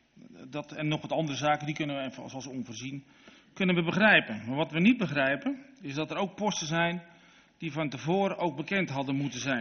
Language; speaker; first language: Dutch; native; Dutch